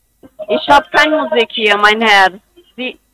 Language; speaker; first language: German; non-native, learner; Spanish